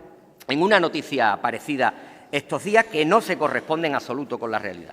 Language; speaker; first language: Spanish; native; Spanish